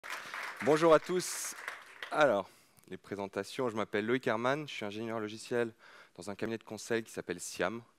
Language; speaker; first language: French; native; French